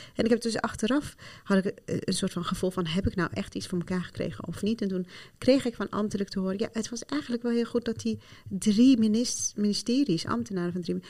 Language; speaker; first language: Dutch; non-native, fluent; Arabic